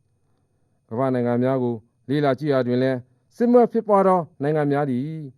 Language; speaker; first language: Burmese; non-native, local second language; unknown